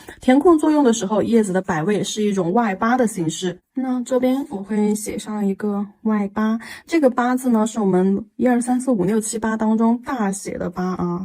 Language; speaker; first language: Chinese; native; Chinese